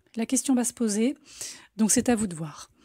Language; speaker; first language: French; native; French